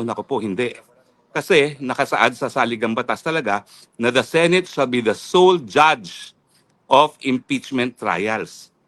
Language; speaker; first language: Filipino; native; Filipino